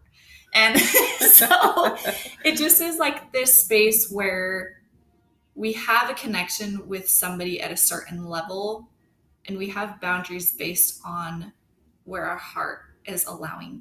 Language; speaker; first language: English; native; English